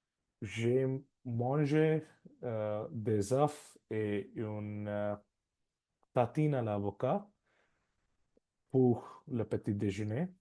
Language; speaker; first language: French; non-native, learner; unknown